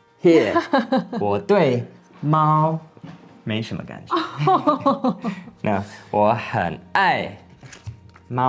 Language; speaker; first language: Chinese; non-native, fluent; English